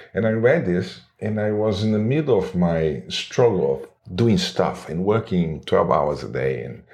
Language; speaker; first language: English; non-native, fluent; Portuguese